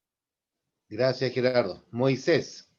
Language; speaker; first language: Spanish; native; Spanish